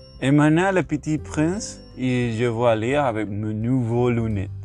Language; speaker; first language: French; non-native, learner; Spanish